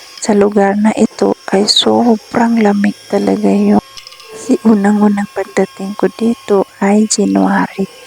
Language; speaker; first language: Filipino; native; Filipino